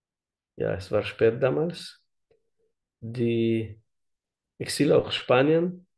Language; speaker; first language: German; non-native, learner; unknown